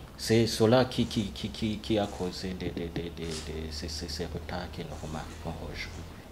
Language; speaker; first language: French; non-native, local second language; Rundi